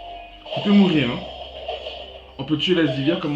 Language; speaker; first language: French; native; French